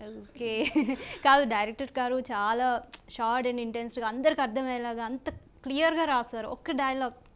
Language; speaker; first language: Telugu; native; Telugu